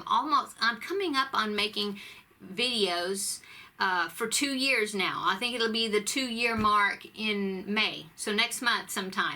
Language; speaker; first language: English; native; English